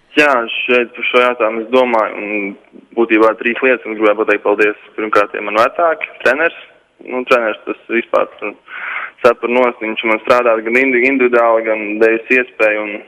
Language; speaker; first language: Latvian; native; Latvian